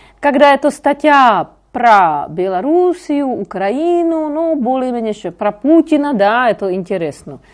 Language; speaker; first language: Russian; non-native, fluent; Czech